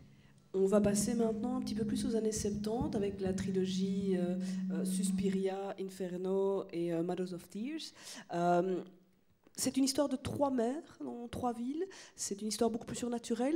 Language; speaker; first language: French; native; French